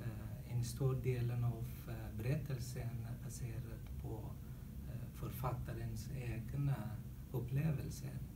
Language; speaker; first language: Swedish; non-native, learner; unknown